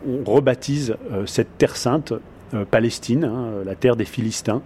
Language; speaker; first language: French; native; French